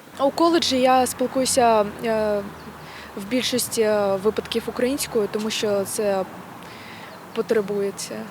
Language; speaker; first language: Ukrainian; non-native, local second language; Russian